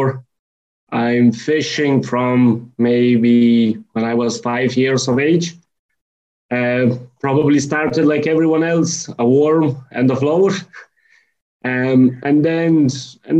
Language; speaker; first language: English; non-native, fluent; Lithuanian